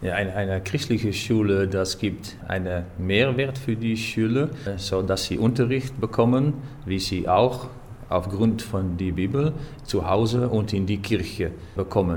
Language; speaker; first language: German; non-native, learner; Dutch